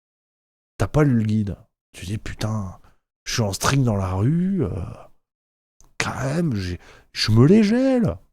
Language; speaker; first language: French; native; French